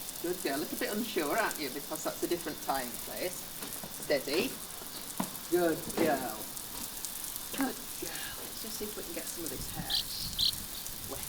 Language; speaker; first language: English; native; English